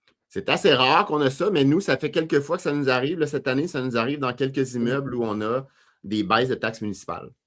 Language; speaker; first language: French; native; French